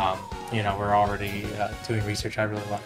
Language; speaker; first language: English; native; English